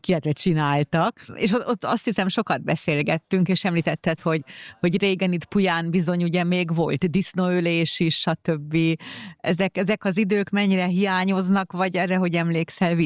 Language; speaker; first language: Hungarian; native; Hungarian